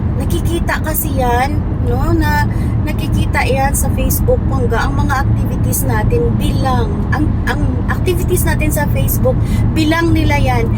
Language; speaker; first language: Filipino; non-native, local second language; Hiligaynon